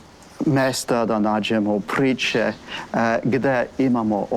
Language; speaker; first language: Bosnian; non-native, fluent; English